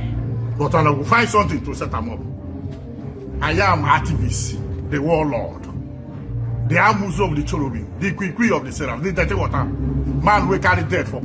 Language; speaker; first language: Nigerian Pidgin; non-native, local second language; Igbo